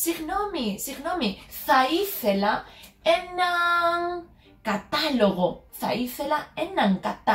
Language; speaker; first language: Greek; non-native, learner; English